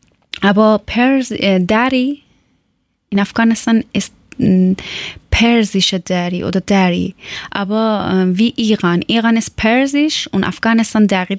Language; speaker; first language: German; non-native, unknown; Persian